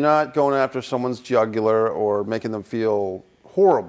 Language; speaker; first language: English; native; English